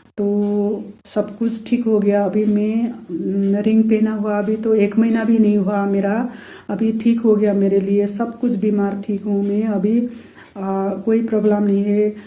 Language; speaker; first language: Hindi; non-native, local second language; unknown